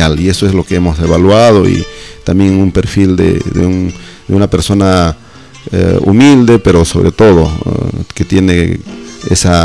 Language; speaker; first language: Spanish; non-native, local second language; Quechua